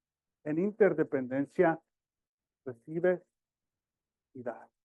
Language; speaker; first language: Spanish; early bilingual, heritage; Spanish